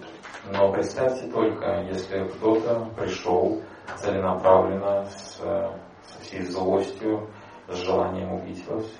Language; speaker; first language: Russian; native; Russian